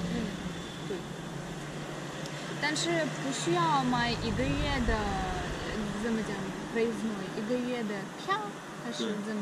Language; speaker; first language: Chinese; non-native, fluent; Russian